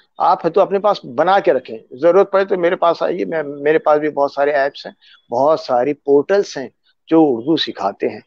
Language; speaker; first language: Urdu; native; Urdu